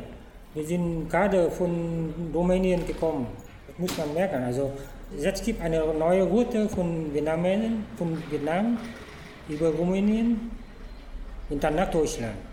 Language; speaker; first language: German; non-native, fluent; Vietnamese